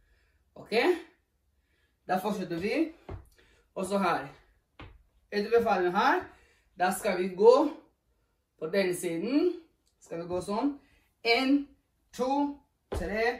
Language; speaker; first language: Norwegian; non-native, fluent; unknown